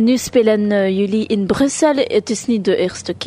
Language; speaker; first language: Dutch; non-native, local second language; French